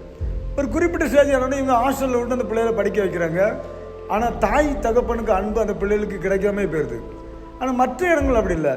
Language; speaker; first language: Tamil; native; Tamil